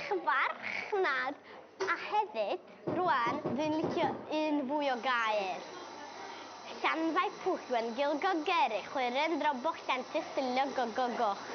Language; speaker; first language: Welsh; early bilingual, other home language; Ukrainian